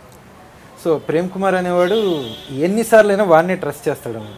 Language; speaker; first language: Telugu; native; Telugu